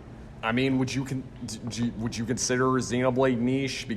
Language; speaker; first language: English; native; English